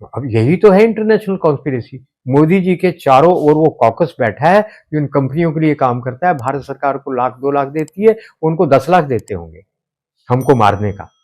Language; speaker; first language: Hindi; native; Hindi